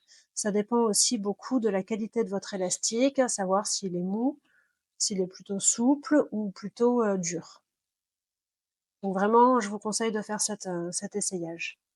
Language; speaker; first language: French; native; French